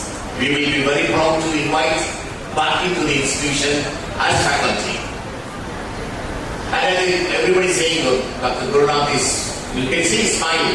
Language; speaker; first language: English; non-native, local second language; Telugu